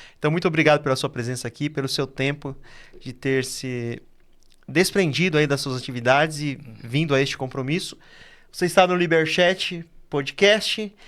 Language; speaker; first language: Portuguese; native; Portuguese